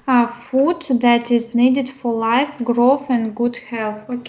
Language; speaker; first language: English; non-native, learner; Russian